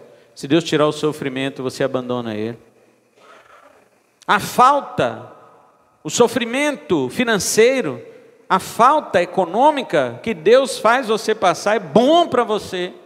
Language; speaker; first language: Portuguese; native; Portuguese